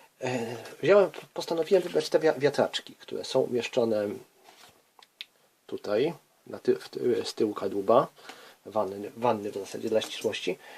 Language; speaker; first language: Polish; native; Polish